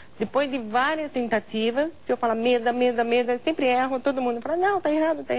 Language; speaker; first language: Portuguese; non-native, local second language; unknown